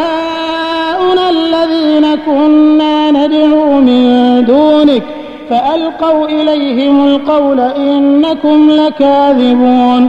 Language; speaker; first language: Arabic; native; Arabic